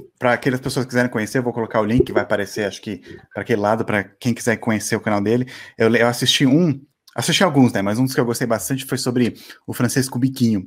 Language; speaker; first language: Portuguese; native; Portuguese